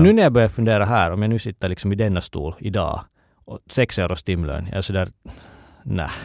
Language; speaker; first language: Swedish; native; Swedish